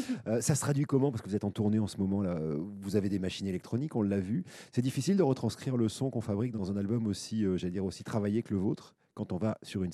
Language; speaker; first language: French; native; French